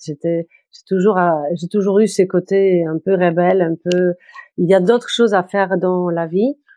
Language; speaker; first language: French; non-native, fluent; Polish